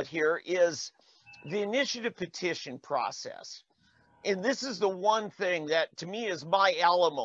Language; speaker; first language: English; native; English